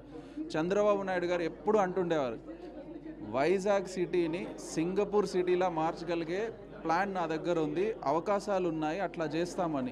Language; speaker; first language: Telugu; native; Telugu